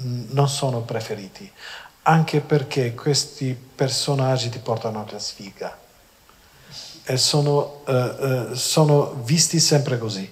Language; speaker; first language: Italian; non-native, fluent; Albanian